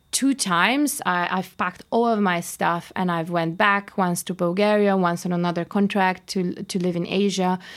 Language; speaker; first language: English; non-native, fluent; Bulgarian